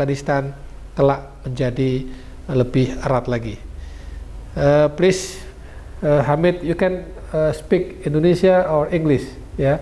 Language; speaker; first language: Indonesian; native; Indonesian